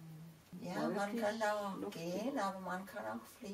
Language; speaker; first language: German; non-native, fluent; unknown